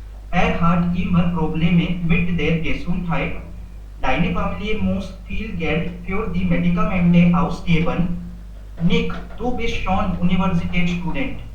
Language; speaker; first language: German; non-native, learner; Hindi